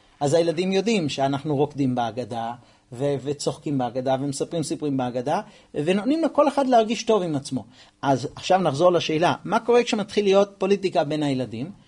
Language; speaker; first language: Hebrew; non-native, fluent; English